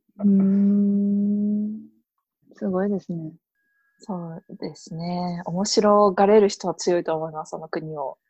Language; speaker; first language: Japanese; native; Japanese